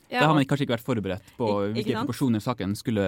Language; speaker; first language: Norwegian; native; Norwegian